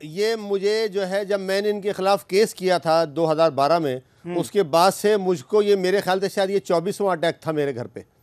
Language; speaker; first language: Hindi; native; Hindi